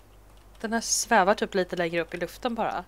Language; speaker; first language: Swedish; native; Swedish